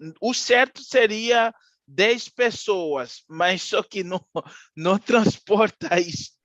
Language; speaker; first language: Portuguese; non-native, fluent; Haitian Creole